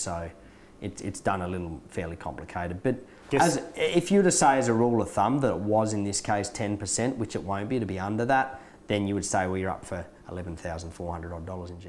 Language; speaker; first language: English; native; English